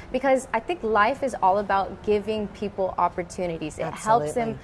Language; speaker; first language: English; native; English